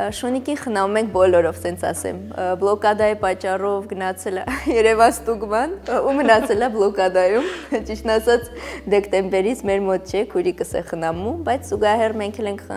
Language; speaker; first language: Armenian; native; Armenian